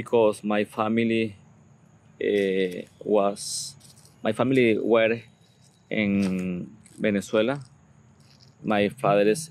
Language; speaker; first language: English; non-native, learner; Spanish